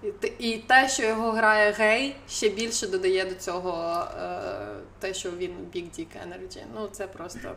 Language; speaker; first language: Ukrainian; non-native, local second language; Russian